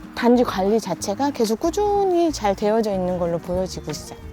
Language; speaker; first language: Korean; native; Korean